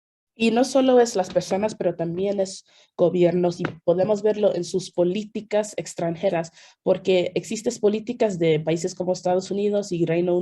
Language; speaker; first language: Spanish; early bilingual, heritage; Spanish